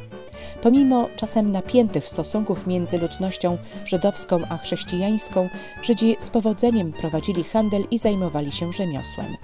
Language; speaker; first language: Polish; native; Polish